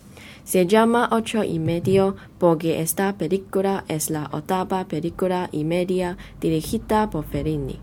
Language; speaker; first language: Spanish; non-native, learner; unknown